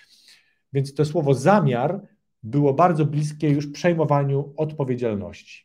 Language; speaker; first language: Polish; native; Polish